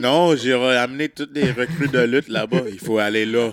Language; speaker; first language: French; native; French